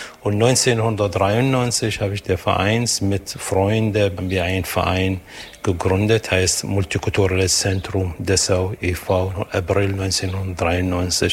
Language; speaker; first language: German; non-native, fluent; Arabic